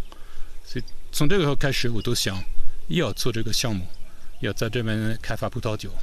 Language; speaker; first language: Chinese; non-native, fluent; French